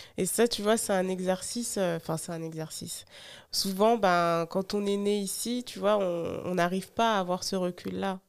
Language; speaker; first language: French; early bilingual, other home language; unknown